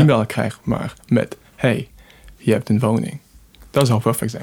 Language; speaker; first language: Dutch; non-native, fluent; French